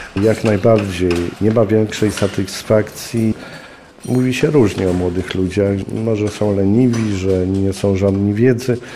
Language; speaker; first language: Polish; native; Polish